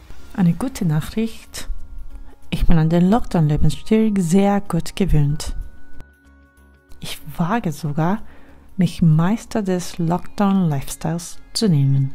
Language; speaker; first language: German; non-native, fluent; Korean